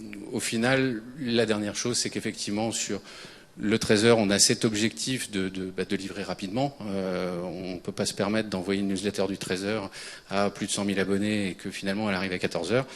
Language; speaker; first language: French; native; French